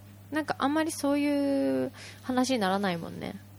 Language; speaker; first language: Japanese; early bilingual, heritage; Japanese